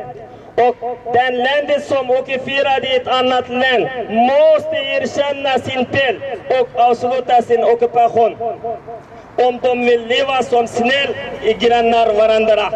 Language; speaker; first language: Swedish; non-native, learner; Uyghur